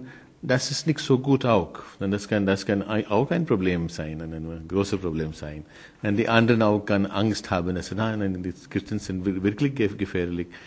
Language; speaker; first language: German; non-native, learner; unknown